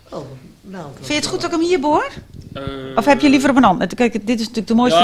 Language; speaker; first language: Dutch; native; Dutch